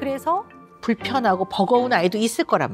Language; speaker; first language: Korean; native; Korean